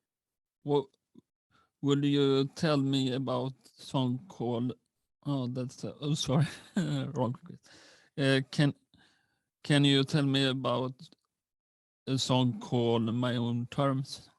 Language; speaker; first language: English; non-native, learner; Swedish